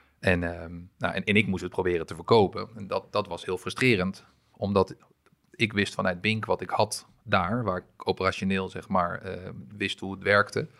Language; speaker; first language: Dutch; early bilingual, other home language; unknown